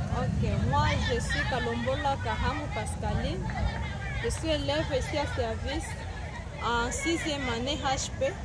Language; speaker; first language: French; non-native, learner; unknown